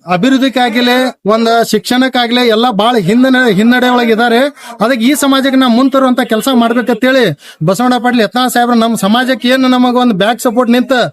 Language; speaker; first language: Kannada; non-native, local second language; Lambadi